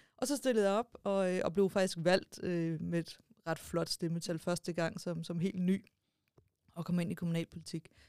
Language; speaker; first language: Danish; native; Danish